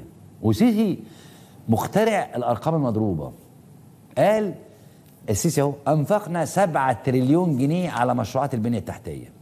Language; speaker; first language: Arabic; native; Arabic